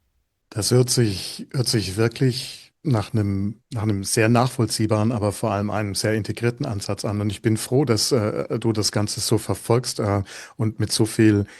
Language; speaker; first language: German; native; German